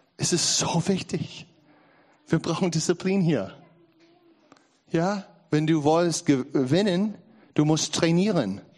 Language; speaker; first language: German; non-native, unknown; English